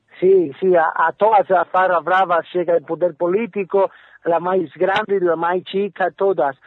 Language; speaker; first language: Portuguese; non-native, learner; Spanish